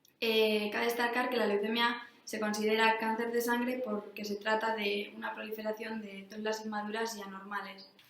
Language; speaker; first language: Spanish; native; Spanish